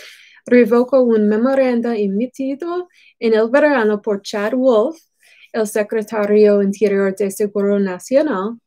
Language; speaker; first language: Spanish; non-native, fluent; English